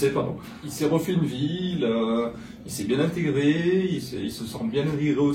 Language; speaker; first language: French; native; French